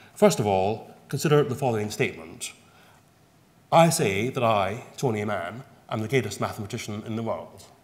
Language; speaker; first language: English; native; English